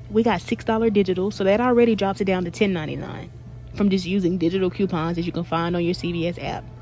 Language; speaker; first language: English; native; English